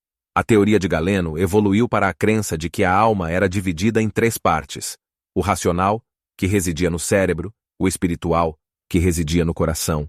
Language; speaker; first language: Portuguese; native; Portuguese